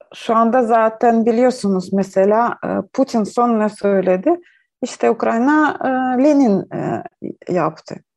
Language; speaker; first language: Turkish; non-native, learner; Ukrainian